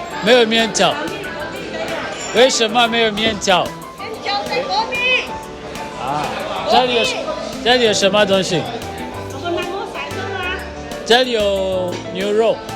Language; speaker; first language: Chinese; non-native, learner; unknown